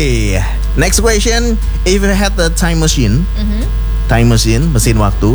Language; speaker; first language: English; non-native, fluent; Indonesian